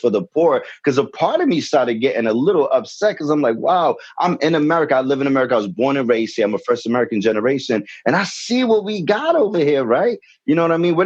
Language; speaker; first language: English; native; English